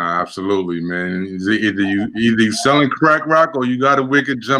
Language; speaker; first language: English; native; English